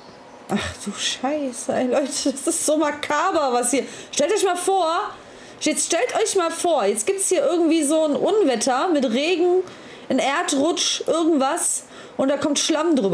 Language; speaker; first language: German; native; German